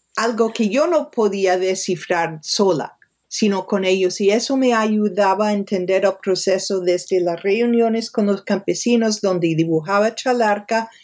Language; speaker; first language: Spanish; non-native, fluent; English